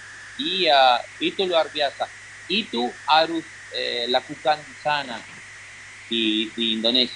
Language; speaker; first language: Indonesian; non-native, learner; Spanish